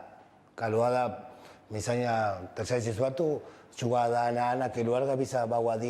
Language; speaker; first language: Indonesian; non-native, fluent; Spanish